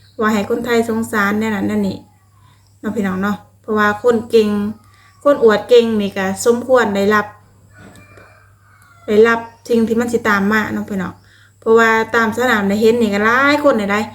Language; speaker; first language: Thai; non-native, local second language; Lao